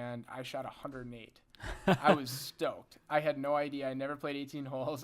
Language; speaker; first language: English; native; English